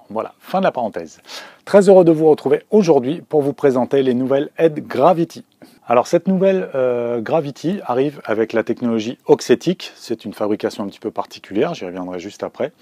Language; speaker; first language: French; native; French